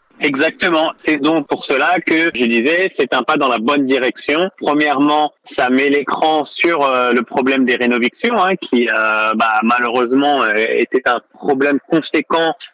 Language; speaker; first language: French; native; French